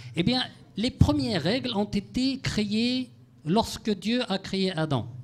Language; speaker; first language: French; non-native, local second language; Arabic